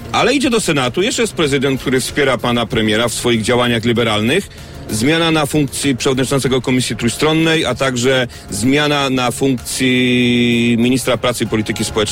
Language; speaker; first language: Polish; native; Polish